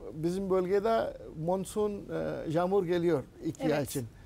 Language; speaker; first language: Turkish; non-native, learner; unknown